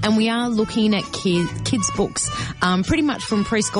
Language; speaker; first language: English; early bilingual, other home language; Greek